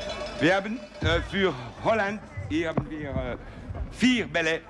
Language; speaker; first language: German; non-native, local second language; Italian